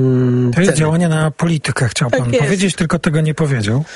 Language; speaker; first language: Polish; native; Polish